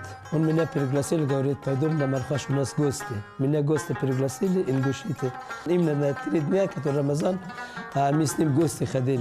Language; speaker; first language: Russian; non-native, learner; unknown